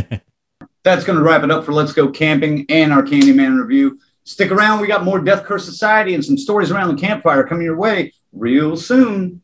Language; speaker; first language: English; native; English